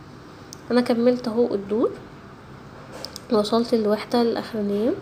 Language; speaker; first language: Arabic; native; Arabic